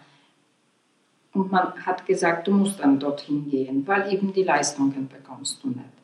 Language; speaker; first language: German; non-native, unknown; Polish